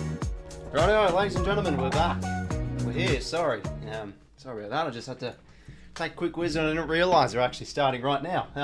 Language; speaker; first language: English; native; English